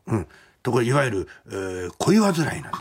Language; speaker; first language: Japanese; native; Japanese